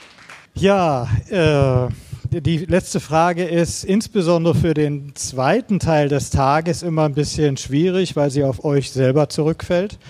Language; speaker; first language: German; native; German